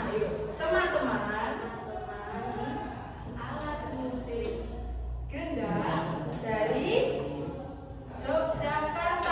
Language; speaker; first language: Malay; non-native, local second language; Javanese